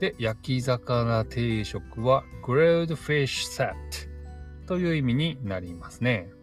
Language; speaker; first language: Japanese; native; Japanese